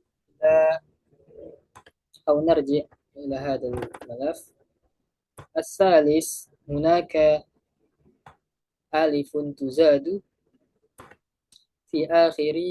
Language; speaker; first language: Arabic; non-native, fluent; Indonesian